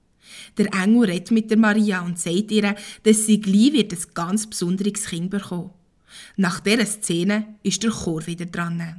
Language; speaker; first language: German; native; German